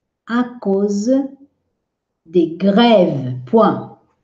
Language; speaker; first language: French; non-native, fluent; Portuguese